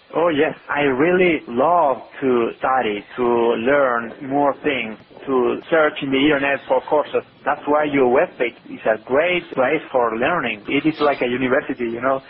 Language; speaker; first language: English; non-native, fluent; Spanish